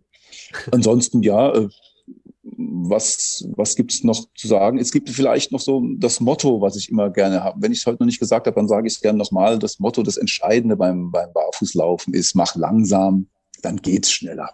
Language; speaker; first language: German; native; German